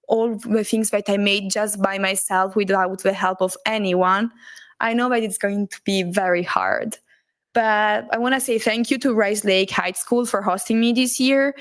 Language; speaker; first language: English; non-native, learner; Italian